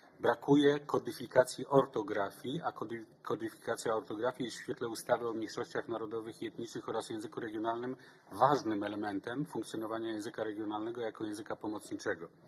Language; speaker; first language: Polish; native; Polish